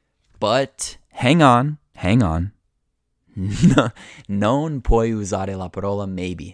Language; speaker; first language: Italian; non-native, fluent; English